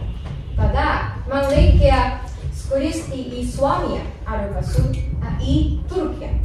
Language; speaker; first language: Lithuanian; non-native, learner; Japanese